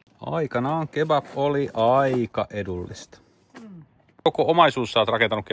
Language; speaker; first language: Finnish; native; Finnish